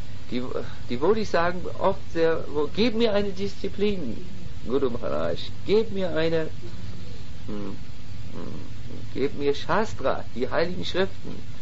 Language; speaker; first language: German; native; German